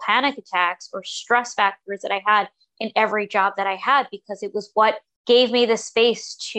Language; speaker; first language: English; native; English